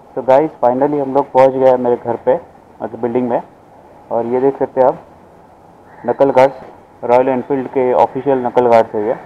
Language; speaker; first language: Hindi; non-native, local second language; Marathi